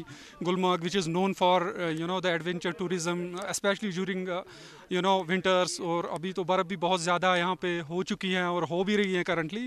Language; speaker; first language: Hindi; non-native, local second language; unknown